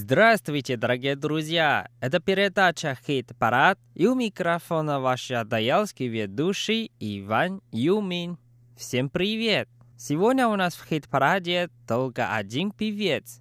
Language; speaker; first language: Russian; non-native, fluent; Chinese